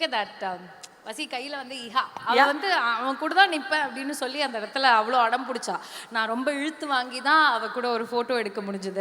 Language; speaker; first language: Tamil; native; Tamil